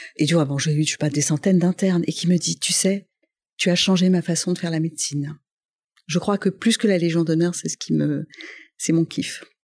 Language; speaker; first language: French; non-native, local second language; Arabic